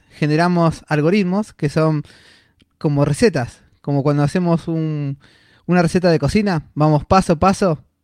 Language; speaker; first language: Spanish; native; Spanish